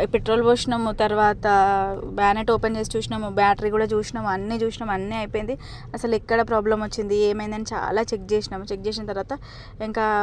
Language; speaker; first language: Telugu; native; Telugu